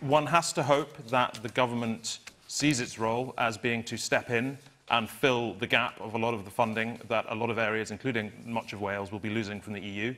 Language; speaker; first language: English; native; English